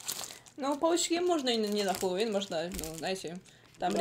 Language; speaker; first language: Russian; early bilingual, heritage; Russian